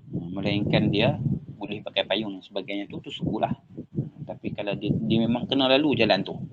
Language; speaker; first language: Malay; native; Malay